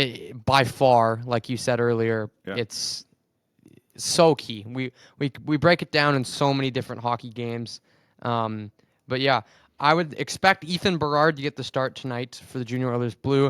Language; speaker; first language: English; native; English